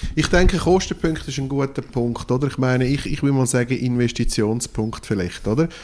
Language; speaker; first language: German; non-native, local second language; French